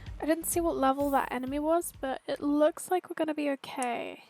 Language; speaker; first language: English; native; English